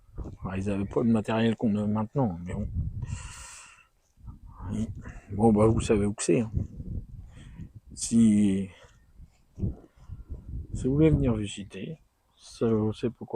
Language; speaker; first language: French; native; French